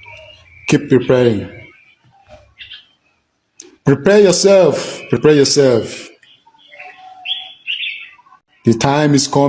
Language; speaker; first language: Nigerian Pidgin; non-native, local second language; Igbo